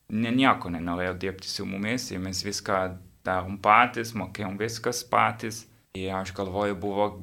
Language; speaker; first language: Lithuanian; non-native, fluent; Dutch